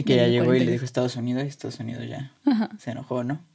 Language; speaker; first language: Spanish; native; Spanish